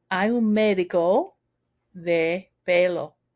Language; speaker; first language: Spanish; non-native, fluent; English